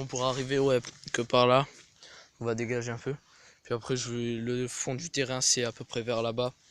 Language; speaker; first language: French; native; French